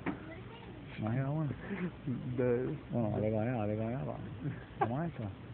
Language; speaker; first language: Spanish; native; Spanish